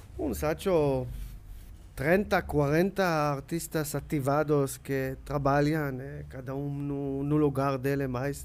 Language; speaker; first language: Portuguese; non-native, learner; Hebrew